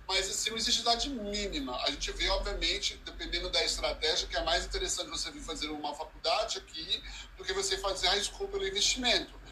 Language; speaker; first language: Portuguese; early bilingual, heritage; Portuguese